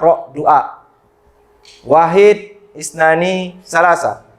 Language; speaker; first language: Arabic; non-native, fluent; Indonesian